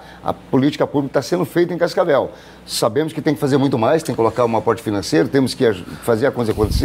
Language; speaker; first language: Portuguese; native; Portuguese